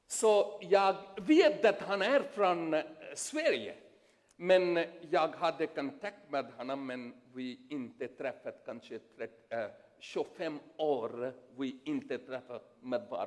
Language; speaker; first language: Swedish; non-native, learner; Urdu